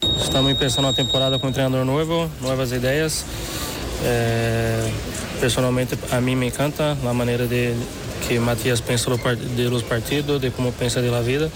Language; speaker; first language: Spanish; non-native, fluent; Portuguese